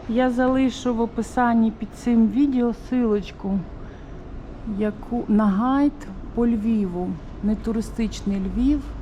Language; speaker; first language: Ukrainian; non-native, local second language; Russian